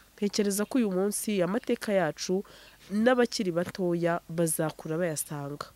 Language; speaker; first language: Kinyarwanda; native; Kinyarwanda